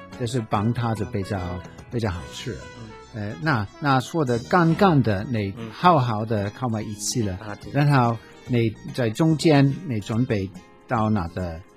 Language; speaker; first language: Chinese; non-native, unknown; English